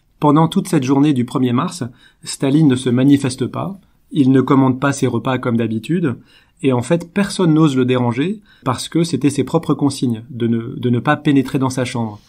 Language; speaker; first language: French; native; French